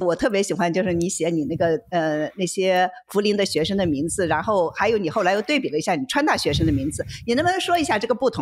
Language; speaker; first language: Chinese; native; Chinese